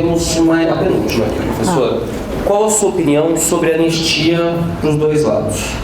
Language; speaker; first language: Portuguese; native; Portuguese